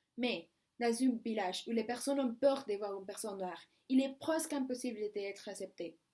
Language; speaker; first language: French; non-native, learner; Spanish